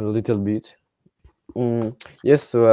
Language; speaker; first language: English; non-native, learner; French